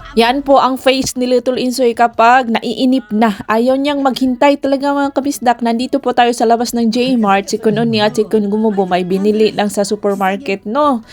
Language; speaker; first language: Filipino; non-native, local second language; Cebuano